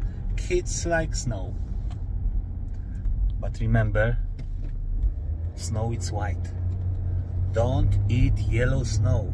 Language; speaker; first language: English; non-native, learner; Polish